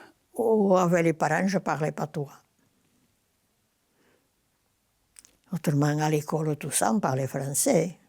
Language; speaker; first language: French; non-native, local second language; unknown